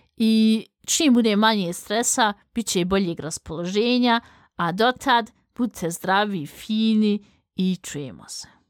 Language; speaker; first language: Bosnian; early bilingual, heritage; Bosnian